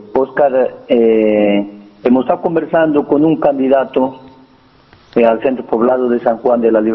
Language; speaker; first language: Spanish; native; Spanish